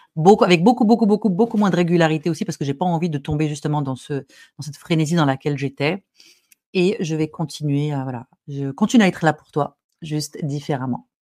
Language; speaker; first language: French; non-native, local second language; Arabic